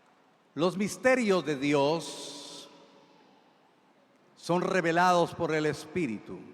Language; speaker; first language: Spanish; native; Spanish